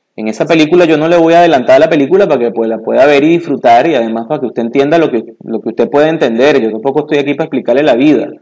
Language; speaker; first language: Spanish; native; Spanish